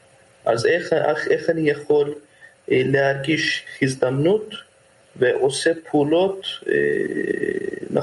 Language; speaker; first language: Hebrew; non-native, learner; Turkish